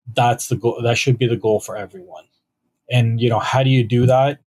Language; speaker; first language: English; native; English